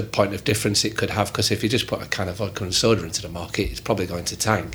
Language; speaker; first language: English; native; English